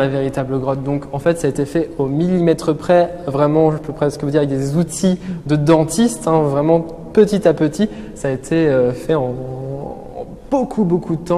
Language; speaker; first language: French; native; French